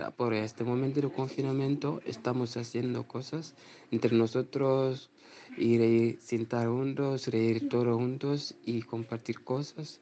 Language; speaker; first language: Spanish; non-native, learner; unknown